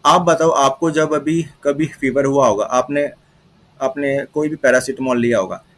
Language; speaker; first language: Hindi; native; Hindi